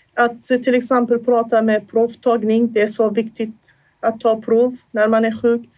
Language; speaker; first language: Swedish; non-native, fluent; Assyrian Neo-Aramaic